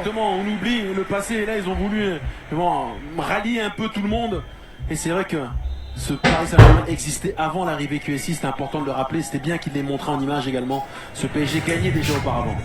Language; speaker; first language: French; native; French